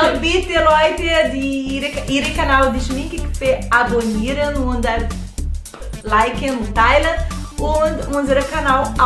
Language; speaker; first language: German; non-native, fluent; Portuguese